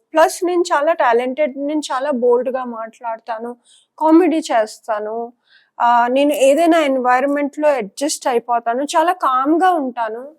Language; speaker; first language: Telugu; non-native, local second language; Punjabi